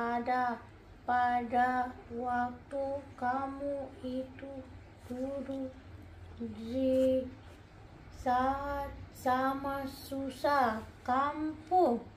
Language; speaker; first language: Indonesian; non-native, learner; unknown